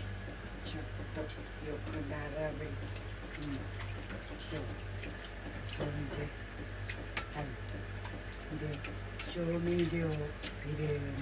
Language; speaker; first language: Japanese; native; Japanese